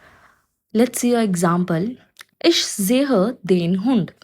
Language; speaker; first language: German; non-native, fluent; Hindi